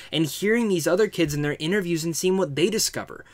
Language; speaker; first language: English; native; English